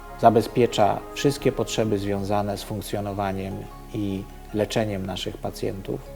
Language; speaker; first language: Polish; native; Polish